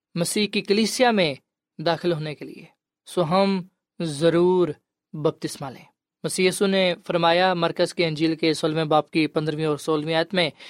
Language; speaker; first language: Urdu; non-native, local second language; Punjabi